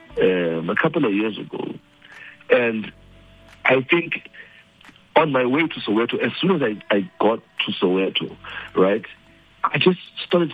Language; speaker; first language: English; non-native, local second language; Xhosa